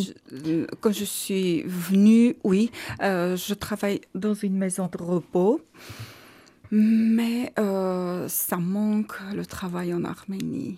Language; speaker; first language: French; non-native, learner; Armenian